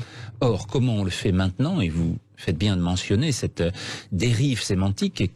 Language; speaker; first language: French; native; French